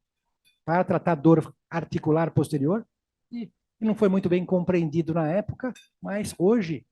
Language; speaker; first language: Portuguese; native; Portuguese